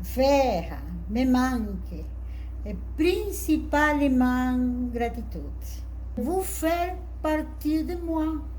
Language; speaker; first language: French; non-native, learner; Spanish